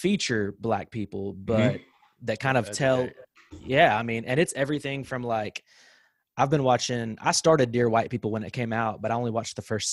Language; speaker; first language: English; native; English